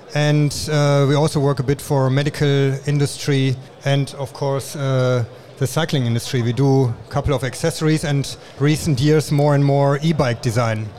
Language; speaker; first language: English; non-native, fluent; German